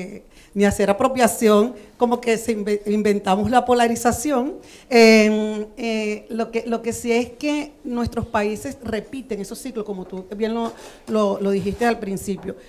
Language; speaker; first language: Spanish; native; Spanish